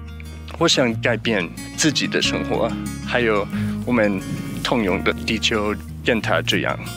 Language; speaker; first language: Chinese; non-native, learner; English